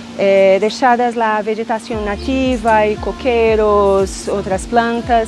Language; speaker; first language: Spanish; non-native, learner; Portuguese